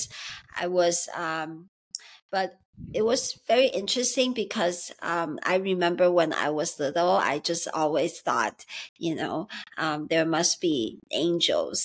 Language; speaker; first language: English; early bilingual, other home language; Chinese